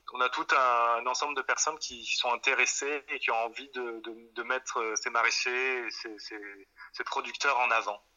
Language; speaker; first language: French; native; French